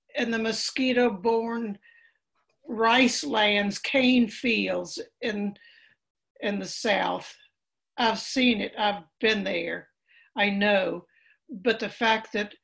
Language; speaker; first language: English; native; English